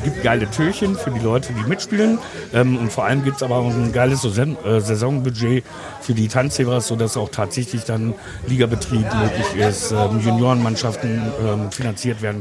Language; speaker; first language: German; native; German